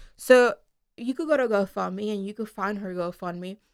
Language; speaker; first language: English; non-native, fluent; Spanish